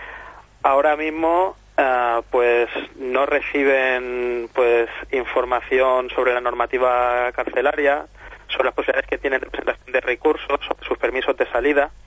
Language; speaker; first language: Spanish; native; Spanish